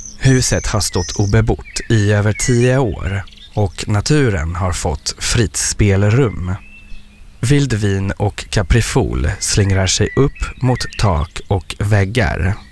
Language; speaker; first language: Swedish; non-native, fluent; French